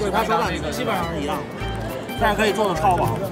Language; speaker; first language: Chinese; native; Chinese